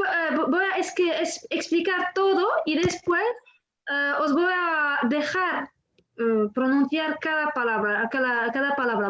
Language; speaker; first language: Spanish; non-native, fluent; French